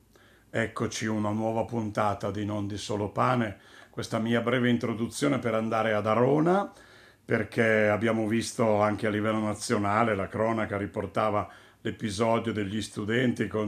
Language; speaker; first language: Italian; native; Italian